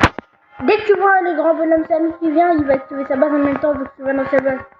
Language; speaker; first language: French; native; French